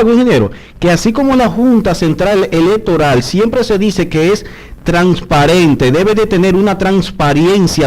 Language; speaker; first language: Spanish; native; Spanish